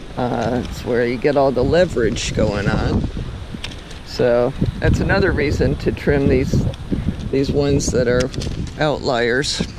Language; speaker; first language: English; native; English